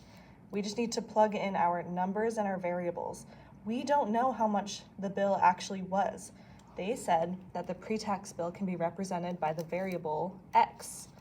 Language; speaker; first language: English; native; English